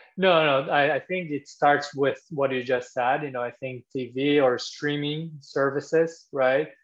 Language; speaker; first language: English; non-native, fluent; Portuguese